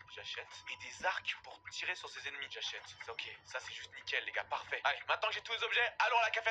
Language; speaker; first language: French; native; French